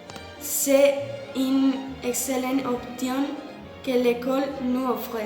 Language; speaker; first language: French; non-native, learner; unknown